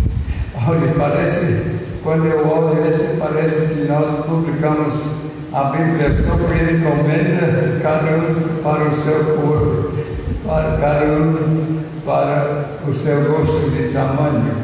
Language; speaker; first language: Portuguese; non-native, fluent; English